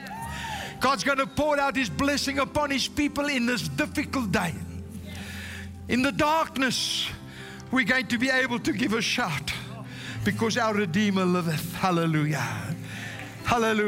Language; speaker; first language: English; non-native, local second language; Afrikaans